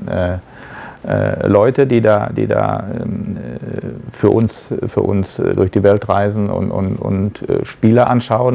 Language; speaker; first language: German; native; German